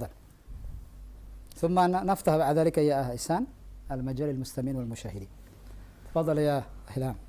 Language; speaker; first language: Arabic; non-native, fluent; Indonesian